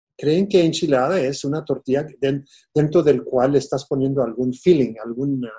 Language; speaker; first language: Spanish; early bilingual, heritage; Spanish